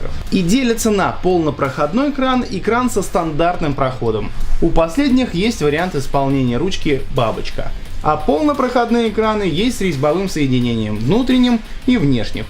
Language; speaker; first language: Russian; native; Russian